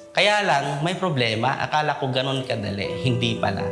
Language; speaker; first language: Filipino; native; Filipino